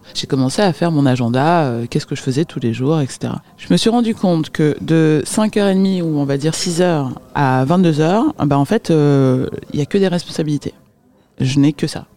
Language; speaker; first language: French; early bilingual, other home language; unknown